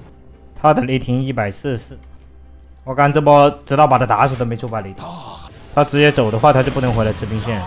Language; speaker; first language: Chinese; native; Chinese